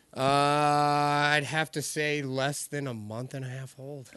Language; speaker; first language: English; native; English